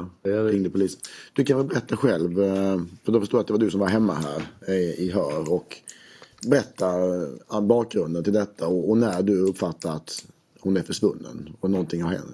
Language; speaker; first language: Swedish; native; Swedish